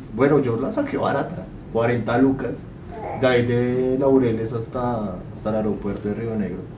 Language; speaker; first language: Spanish; native; Spanish